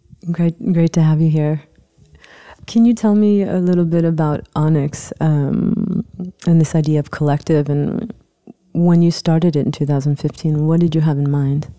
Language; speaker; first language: English; native; English